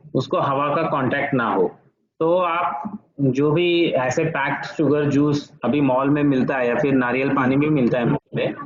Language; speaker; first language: Hindi; non-native, local second language; Marathi